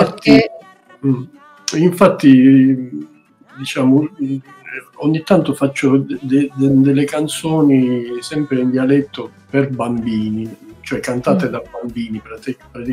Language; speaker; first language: Italian; native; Italian